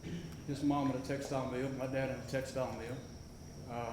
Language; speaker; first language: English; native; English